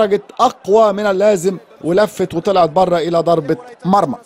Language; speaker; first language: Arabic; native; Arabic